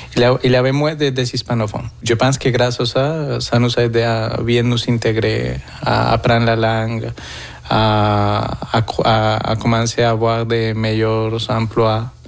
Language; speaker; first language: French; non-native, fluent; Spanish